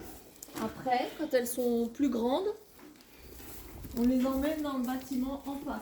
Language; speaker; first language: French; native; French